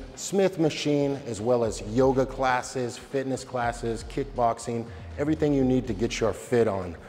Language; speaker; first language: English; native; English